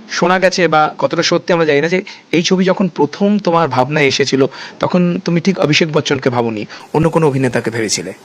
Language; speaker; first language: Bangla; native; Bangla